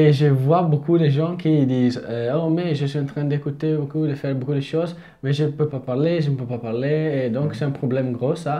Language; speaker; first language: French; non-native, fluent; Italian